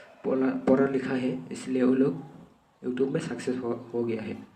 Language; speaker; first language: Hindi; non-native, local second language; Bodo